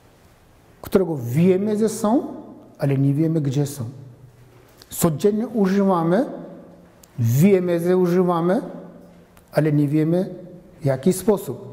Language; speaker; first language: Polish; non-native, fluent; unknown